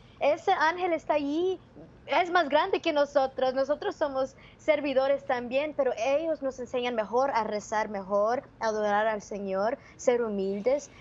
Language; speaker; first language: Spanish; early bilingual, heritage; Spanish